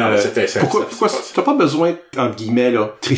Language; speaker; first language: French; native; French